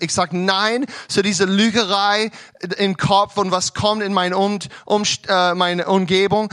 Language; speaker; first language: German; non-native, learner; English